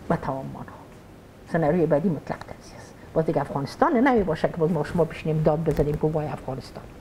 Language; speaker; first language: Persian; native; Persian